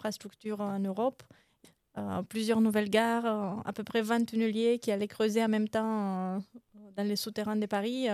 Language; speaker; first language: French; non-native, fluent; Romanian